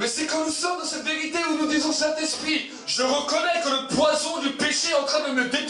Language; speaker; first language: French; native; French